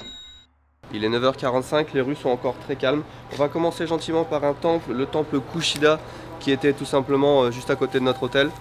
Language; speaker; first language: French; native; French